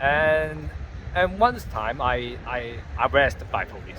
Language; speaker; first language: English; non-native, learner; Cantonese